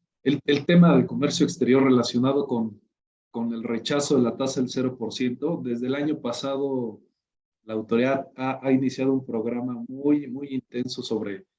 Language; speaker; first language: Spanish; native; Spanish